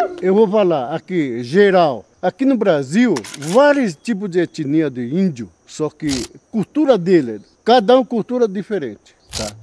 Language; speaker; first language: Portuguese; non-native, local second language; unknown